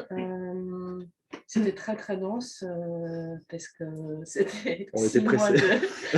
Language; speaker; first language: French; non-native, fluent; Polish